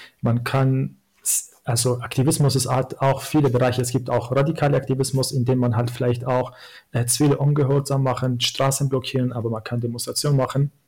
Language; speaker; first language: German; non-native, fluent; Kurdish